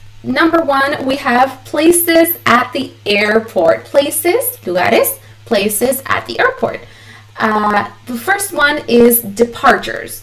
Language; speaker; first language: English; early bilingual, other home language; Spanish